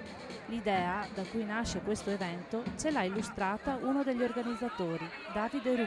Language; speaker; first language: Italian; native; Italian